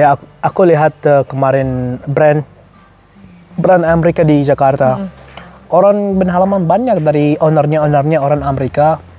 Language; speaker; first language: Indonesian; non-native, fluent; Arabic